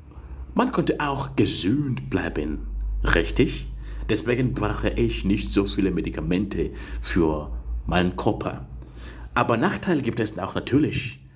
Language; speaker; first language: German; non-native, fluent; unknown